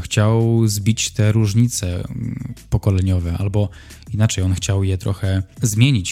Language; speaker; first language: Polish; native; Polish